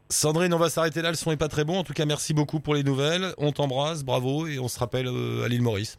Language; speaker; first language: French; native; French